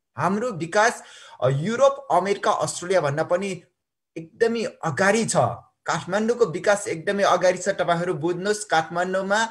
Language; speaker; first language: Nepali; non-native, local second language; Newari